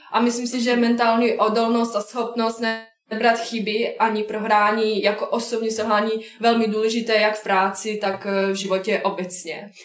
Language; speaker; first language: Czech; non-native, fluent; Bosnian